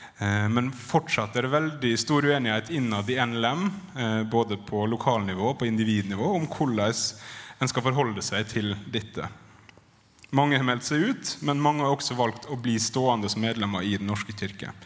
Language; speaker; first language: Norwegian; native; Norwegian